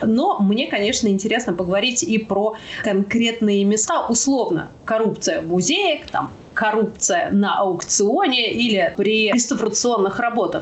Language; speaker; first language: Russian; native; Russian